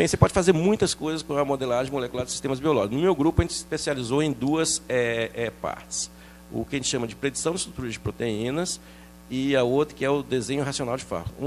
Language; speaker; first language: Portuguese; early bilingual, other home language; French